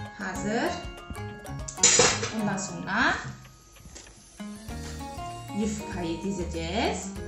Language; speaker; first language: Turkish; non-native, fluent; Korean